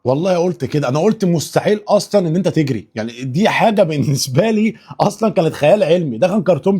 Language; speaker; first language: Arabic; native; Arabic